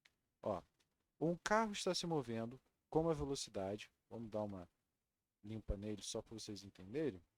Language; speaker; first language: Portuguese; native; Portuguese